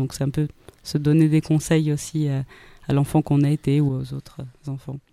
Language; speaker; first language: French; native; French